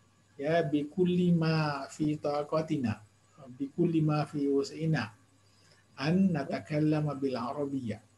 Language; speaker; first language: Arabic; non-native, fluent; Indonesian